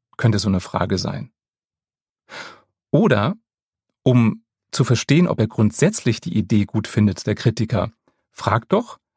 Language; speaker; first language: German; native; German